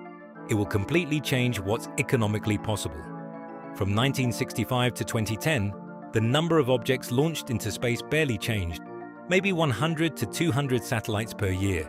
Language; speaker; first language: English; native; English